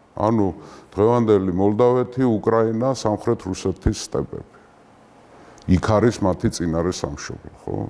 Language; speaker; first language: Georgian; native; Georgian